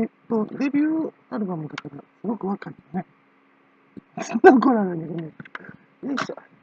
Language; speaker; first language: Japanese; native; Japanese